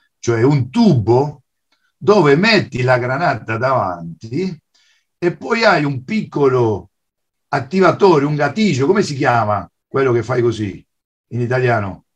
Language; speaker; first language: Italian; non-native, fluent; Spanish